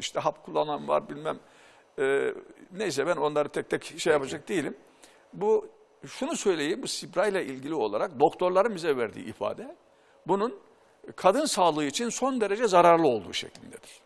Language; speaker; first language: Turkish; native; Turkish